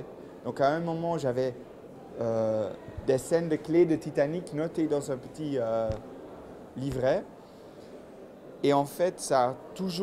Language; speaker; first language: French; non-native, local second language; Dutch